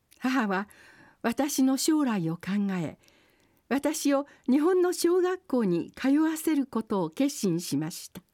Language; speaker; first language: Japanese; early bilingual, other home language; Portuguese